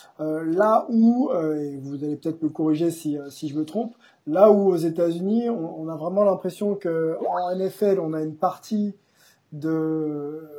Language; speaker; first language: French; native; French